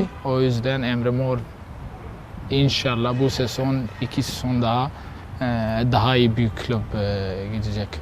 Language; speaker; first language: Turkish; non-native, learner; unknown